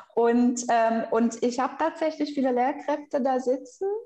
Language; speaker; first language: German; non-native, fluent; Portuguese